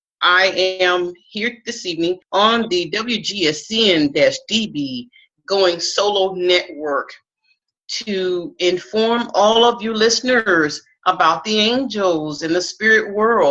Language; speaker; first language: English; native; English